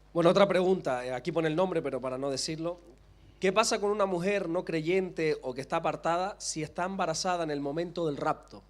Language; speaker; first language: Spanish; native; Spanish